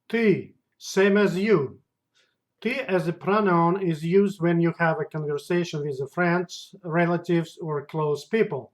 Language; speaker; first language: English; non-native, fluent; Russian